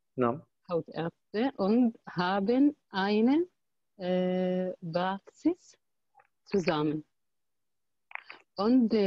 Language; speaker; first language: German; non-native, learner; Arabic